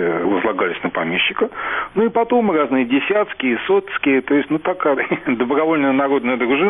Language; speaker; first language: Russian; native; Russian